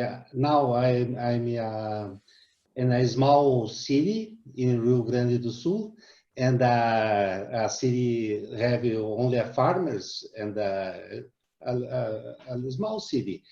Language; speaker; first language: English; non-native, learner; Portuguese